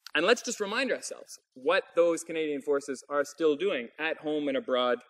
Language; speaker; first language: English; native; English